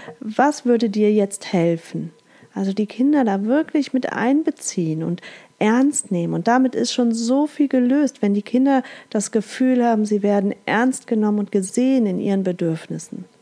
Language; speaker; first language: German; native; German